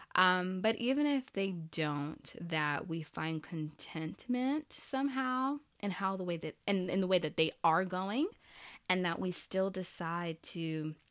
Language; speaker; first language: English; early bilingual, other home language; Haitian Creole